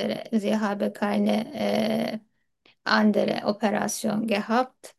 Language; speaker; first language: German; non-native, learner; Turkish